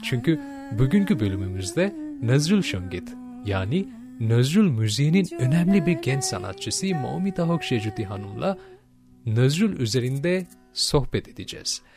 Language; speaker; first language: Turkish; non-native, fluent; Bangla